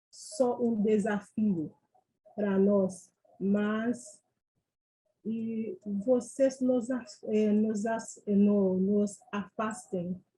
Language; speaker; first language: Portuguese; non-native, fluent; Haitian Creole